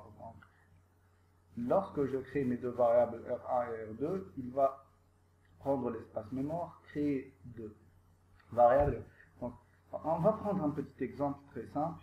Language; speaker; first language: French; non-native, local second language; Arabic